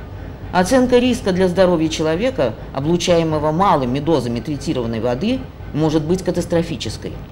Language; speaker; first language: Russian; native; Russian